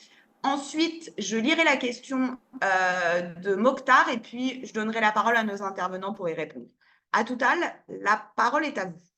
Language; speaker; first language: French; native; French